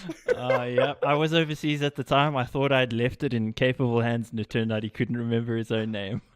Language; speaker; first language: English; native; English